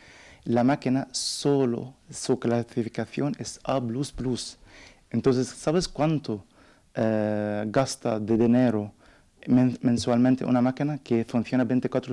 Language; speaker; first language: Spanish; non-native, learner; Arabic